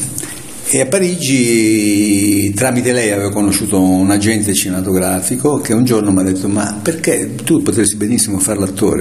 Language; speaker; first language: Italian; native; Italian